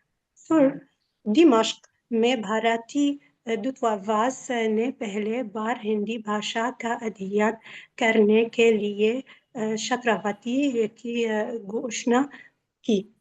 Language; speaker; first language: Hindi; non-native, learner; Arabic